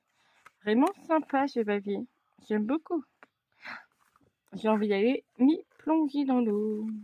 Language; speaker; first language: French; native; French